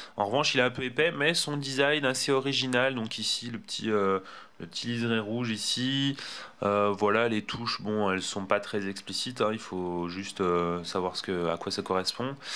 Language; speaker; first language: French; native; French